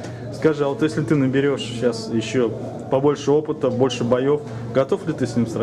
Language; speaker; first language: Russian; native; Russian